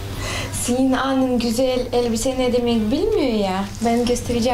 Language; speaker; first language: Turkish; non-native, learner; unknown